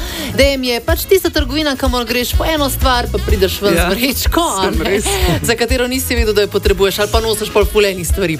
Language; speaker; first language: Slovenian; native; Slovenian